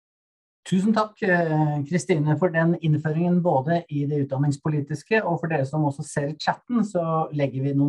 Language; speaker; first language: Norwegian; native; Norwegian